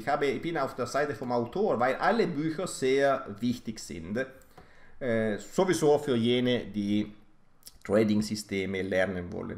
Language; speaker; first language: German; non-native, fluent; Italian